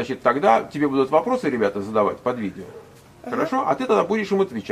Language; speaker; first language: Russian; native; Russian